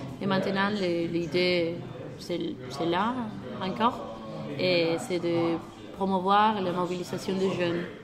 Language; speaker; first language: French; non-native, learner; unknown